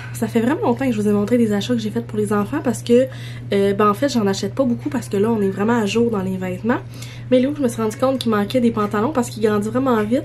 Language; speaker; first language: French; native; French